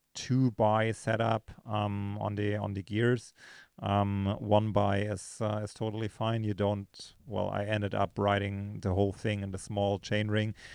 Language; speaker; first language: English; non-native, fluent; German